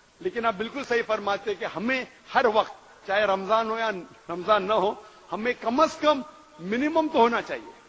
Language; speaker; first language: Urdu; non-native, local second language; Konkani